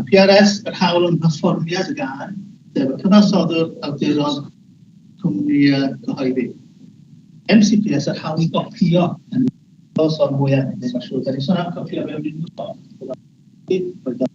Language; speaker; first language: Welsh; native; Welsh